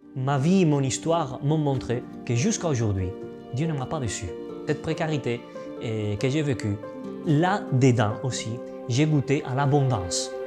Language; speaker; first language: French; non-native, fluent; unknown